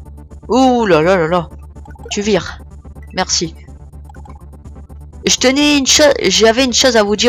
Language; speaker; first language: French; native; French